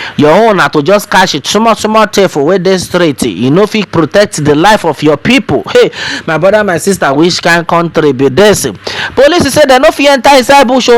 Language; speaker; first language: Nigerian Pidgin; non-native, local second language; Yoruba